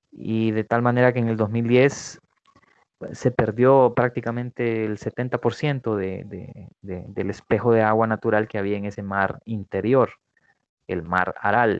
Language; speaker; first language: Spanish; native; Spanish